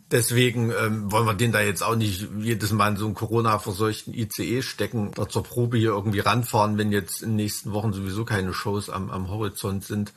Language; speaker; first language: German; native; German